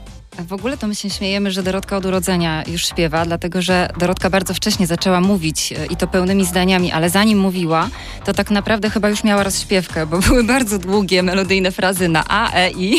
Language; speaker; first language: Polish; native; Polish